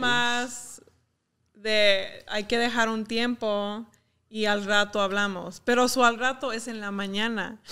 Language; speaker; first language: Spanish; early bilingual, heritage; Spanish